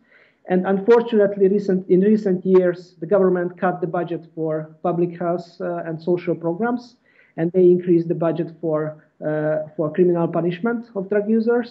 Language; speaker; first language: English; non-native, fluent; Hungarian